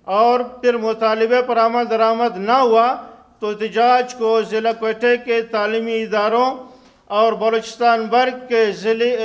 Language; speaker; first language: Urdu; non-native, local second language; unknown